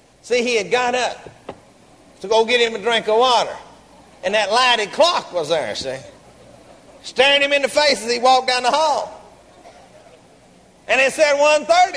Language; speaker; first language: English; native; English